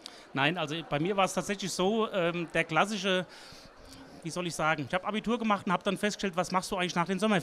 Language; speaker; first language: German; native; German